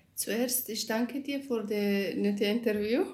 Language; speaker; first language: German; non-native, learner; Kurdish